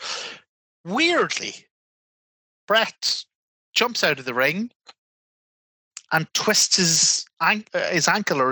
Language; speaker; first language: English; native; English